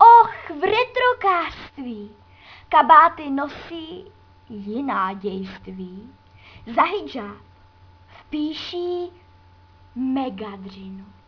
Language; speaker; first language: Czech; native; Czech